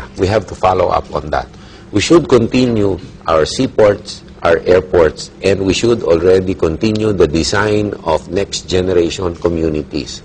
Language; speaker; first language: English; non-native, local second language; Filipino